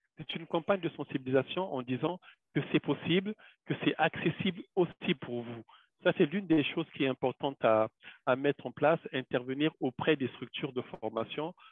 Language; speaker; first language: French; non-native, local second language; Wolof